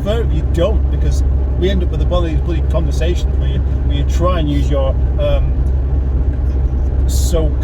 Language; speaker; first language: English; native; English